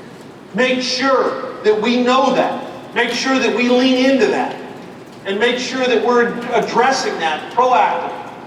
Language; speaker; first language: English; native; English